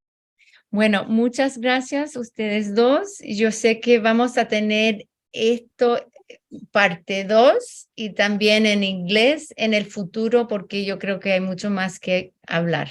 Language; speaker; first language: Spanish; early bilingual, heritage; Spanish